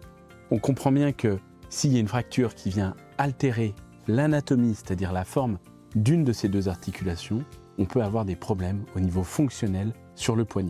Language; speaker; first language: French; native; French